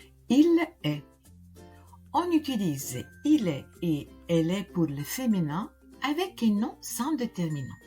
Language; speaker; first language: French; non-native, fluent; Italian